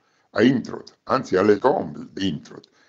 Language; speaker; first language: Italian; native; Italian